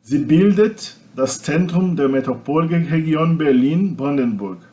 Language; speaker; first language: German; non-native, fluent; Portuguese